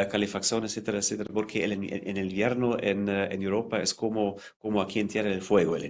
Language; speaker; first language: Spanish; non-native, fluent; German